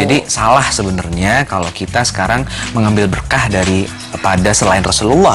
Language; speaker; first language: Indonesian; native; Indonesian